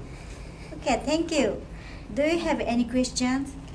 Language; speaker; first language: English; non-native, learner; Japanese